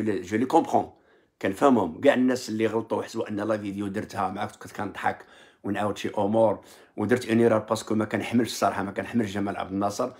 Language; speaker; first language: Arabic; native; Arabic